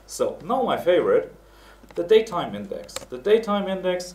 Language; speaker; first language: English; non-native, fluent; German